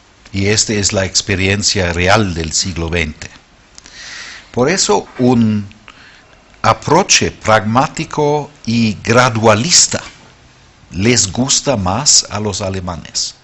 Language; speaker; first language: Spanish; non-native, fluent; German